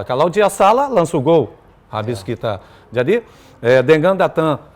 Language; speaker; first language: Indonesian; non-native, fluent; Portuguese